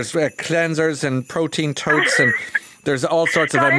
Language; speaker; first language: English; native; English